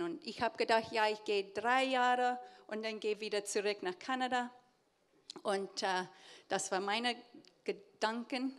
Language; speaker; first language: German; early bilingual, heritage; English